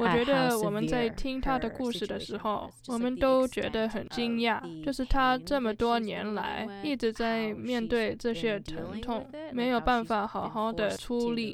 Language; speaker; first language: Chinese; early bilingual, heritage; Chinese